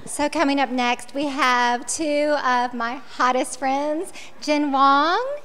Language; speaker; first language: English; native; English